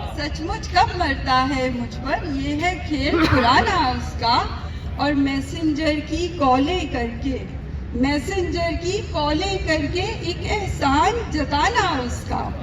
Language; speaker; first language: Urdu; non-native, local second language; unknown